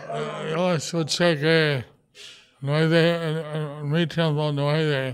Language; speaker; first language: Spanish; non-native, learner; English